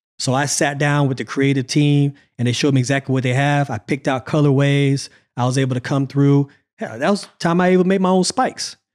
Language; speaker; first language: English; native; English